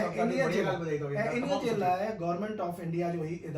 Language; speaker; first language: Sindhi; native; Sindhi